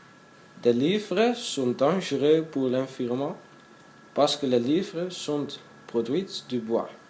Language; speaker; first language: French; non-native, learner; Dutch